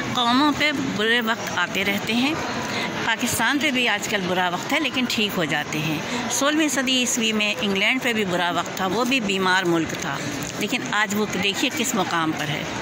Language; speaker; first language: Urdu; native; Urdu